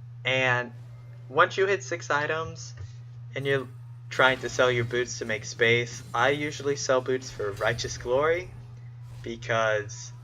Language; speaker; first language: English; native; English